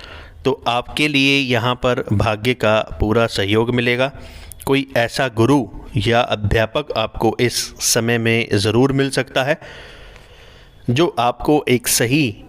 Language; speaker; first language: Hindi; native; Hindi